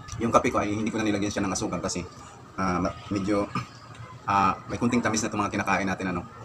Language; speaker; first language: Filipino; non-native, local second language; Cebuano